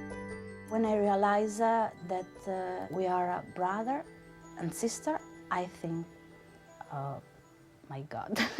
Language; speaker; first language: English; non-native, learner; Spanish